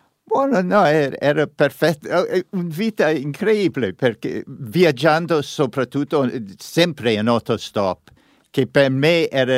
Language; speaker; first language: Italian; non-native, learner; English